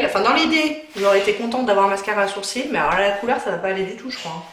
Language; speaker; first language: French; native; French